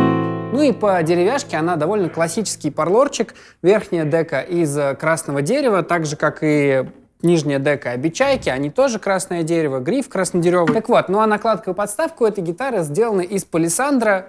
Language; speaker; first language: Russian; native; Russian